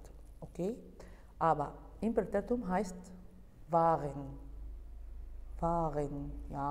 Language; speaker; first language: German; non-native, fluent; Arabic